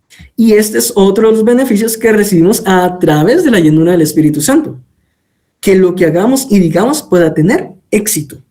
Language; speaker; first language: Spanish; native; Spanish